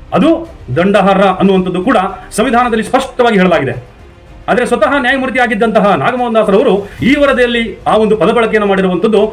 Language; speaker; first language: Kannada; non-native, local second language; Lambadi